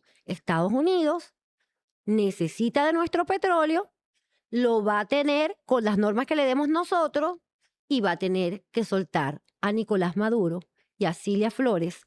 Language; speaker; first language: Spanish; native; Spanish